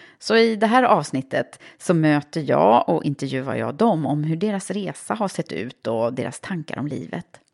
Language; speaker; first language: Swedish; native; Swedish